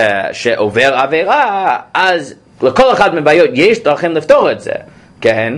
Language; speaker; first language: Hebrew; non-native, fluent; English